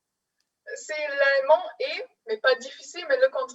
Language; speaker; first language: French; non-native, fluent; German